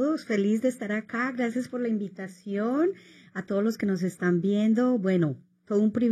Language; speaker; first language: Spanish; native; Spanish